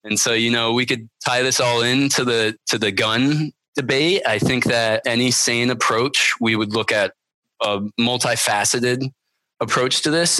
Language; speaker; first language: English; native; English